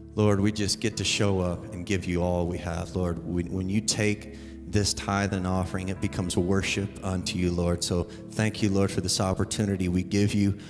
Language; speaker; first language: English; native; English